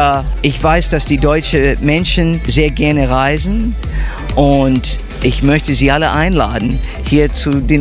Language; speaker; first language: German; early bilingual, heritage; English